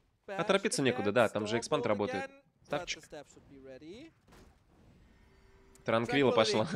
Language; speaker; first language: Russian; native; Russian